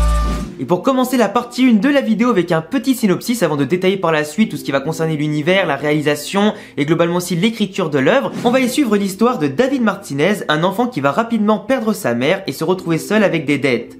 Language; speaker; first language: French; native; French